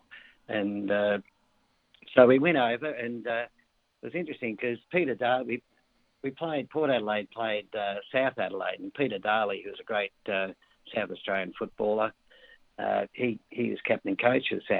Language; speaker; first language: English; native; English